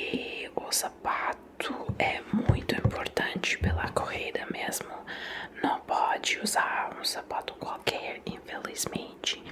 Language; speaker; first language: Portuguese; non-native, fluent; Italian